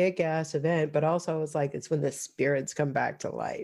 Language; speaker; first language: English; native; English